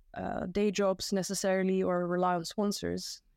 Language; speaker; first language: English; non-native, fluent; Dutch